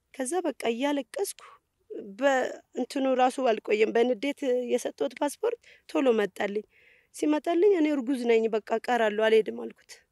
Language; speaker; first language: Amharic; native; Amharic